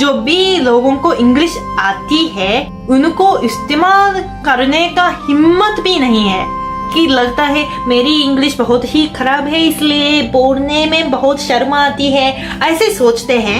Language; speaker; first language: Hindi; non-native, fluent; Japanese